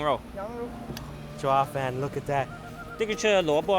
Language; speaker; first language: Chinese; non-native, learner; English